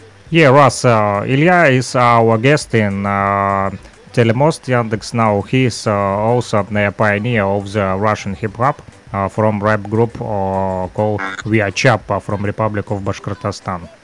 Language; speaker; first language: English; non-native, learner; Russian